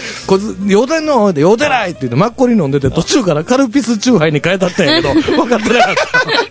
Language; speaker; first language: Japanese; native; Japanese